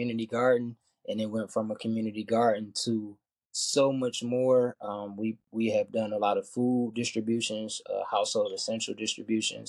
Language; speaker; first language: English; native; English